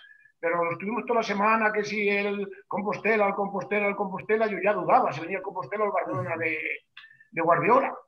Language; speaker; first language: Spanish; native; Spanish